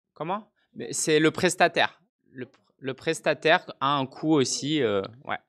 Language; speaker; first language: French; native; French